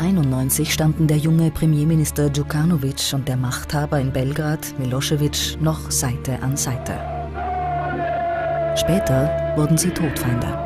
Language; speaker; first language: German; native; German